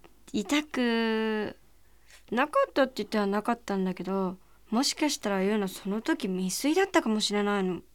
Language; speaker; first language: Japanese; native; Japanese